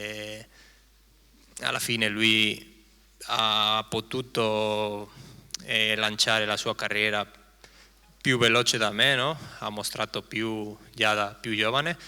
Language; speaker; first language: Italian; non-native, fluent; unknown